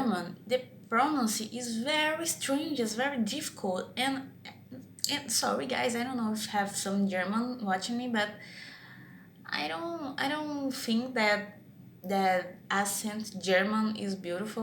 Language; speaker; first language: English; non-native, learner; Portuguese